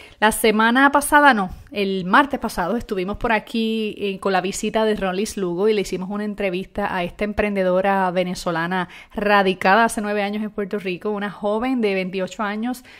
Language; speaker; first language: Spanish; native; Spanish